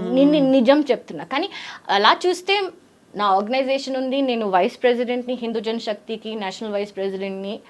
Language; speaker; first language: Telugu; early bilingual, heritage; Telugu